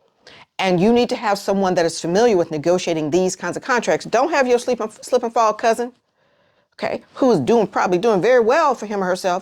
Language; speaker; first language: English; native; English